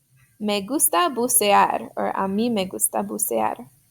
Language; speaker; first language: Spanish; non-native, fluent; English